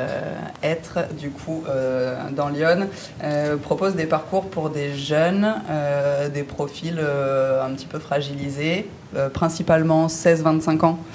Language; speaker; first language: French; native; French